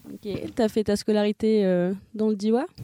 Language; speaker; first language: French; native; French